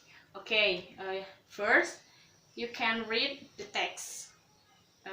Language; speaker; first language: English; non-native, learner; Indonesian